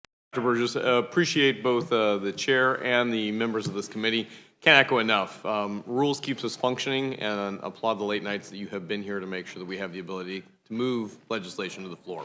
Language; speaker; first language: English; native; English